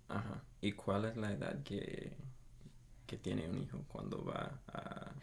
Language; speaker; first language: Spanish; non-native, fluent; English